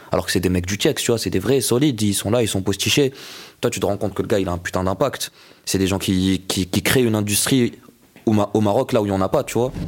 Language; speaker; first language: French; non-native, local second language; Arabic